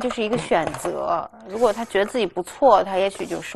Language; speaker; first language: Chinese; native; Chinese